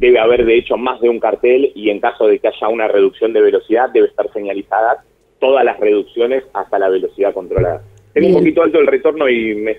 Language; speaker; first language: Spanish; native; Spanish